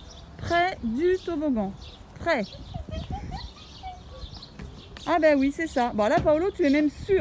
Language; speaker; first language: French; native; French